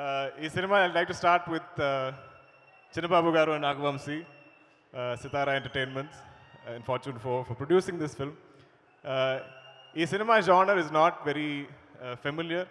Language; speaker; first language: Telugu; non-native, local second language; Malayalam